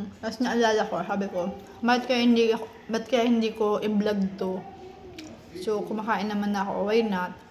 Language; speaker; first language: Filipino; non-native, local second language; Bikol